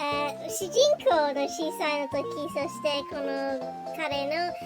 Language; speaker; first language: Japanese; non-native, learner; English